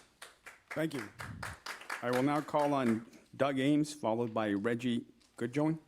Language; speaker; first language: English; native; English